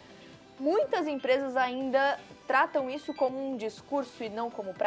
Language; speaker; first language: Portuguese; native; Portuguese